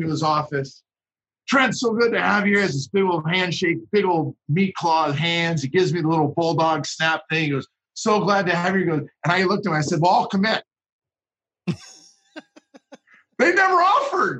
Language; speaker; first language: English; native; English